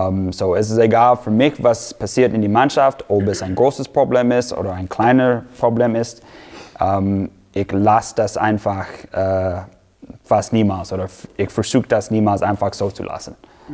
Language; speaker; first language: German; non-native, fluent; English